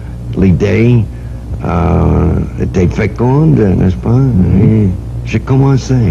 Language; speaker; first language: French; non-native, learner; English